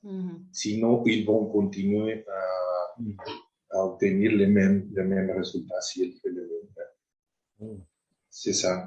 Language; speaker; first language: French; non-native, fluent; Spanish